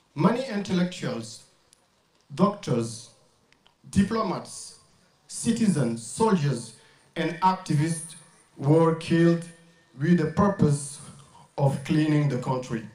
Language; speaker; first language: English; non-native, learner; French